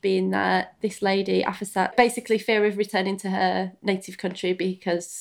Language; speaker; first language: English; native; English